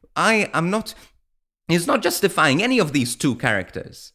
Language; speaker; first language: English; non-native, fluent; Maltese